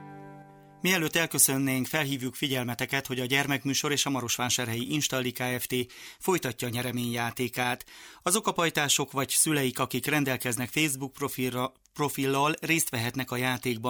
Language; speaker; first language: Hungarian; native; Hungarian